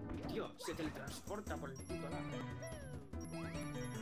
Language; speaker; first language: Spanish; native; Spanish